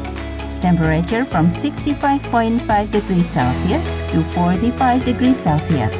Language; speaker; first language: English; non-native, fluent; Indonesian